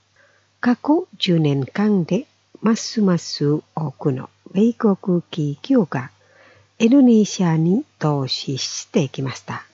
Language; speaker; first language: Japanese; non-native, fluent; Indonesian